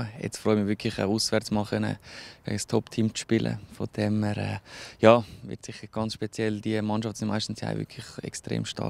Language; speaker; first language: German; native; German